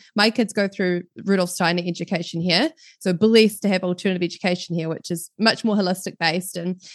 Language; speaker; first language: English; native; English